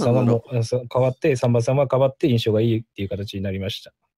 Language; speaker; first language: Japanese; native; Japanese